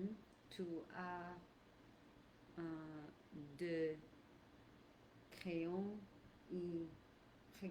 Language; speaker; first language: French; non-native, learner; English